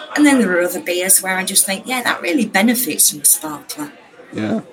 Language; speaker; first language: English; native; English